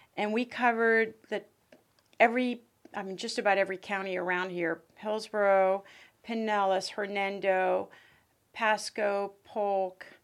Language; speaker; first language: English; early bilingual, other home language; French